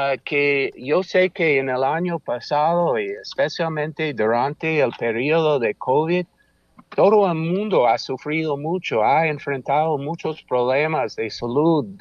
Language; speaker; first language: Spanish; non-native, fluent; English